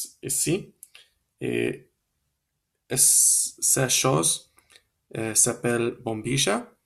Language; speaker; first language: French; non-native, learner; Spanish